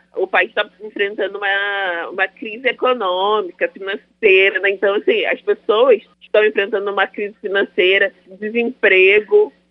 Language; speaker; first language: Portuguese; native; Portuguese